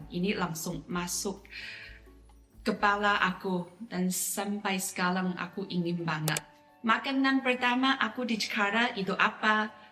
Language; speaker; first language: Indonesian; non-native, fluent; Chinese